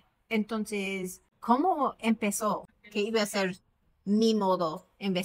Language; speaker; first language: Spanish; non-native, fluent; English